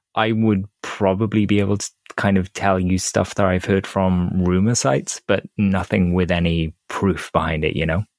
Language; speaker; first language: English; native; English